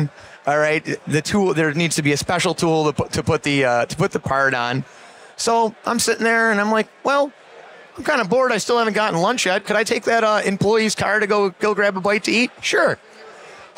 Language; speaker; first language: English; native; English